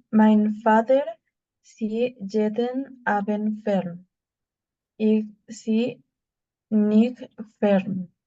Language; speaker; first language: German; non-native, learner; Spanish